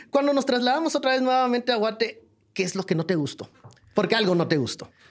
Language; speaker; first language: Spanish; native; Spanish